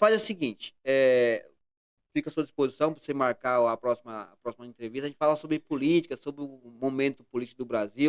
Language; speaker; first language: Portuguese; native; Portuguese